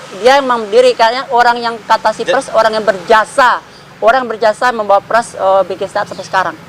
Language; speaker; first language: Indonesian; non-native, local second language; Minangkabau